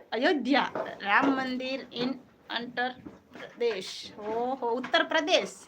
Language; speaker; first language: Hindi; non-native, local second language; Gujarati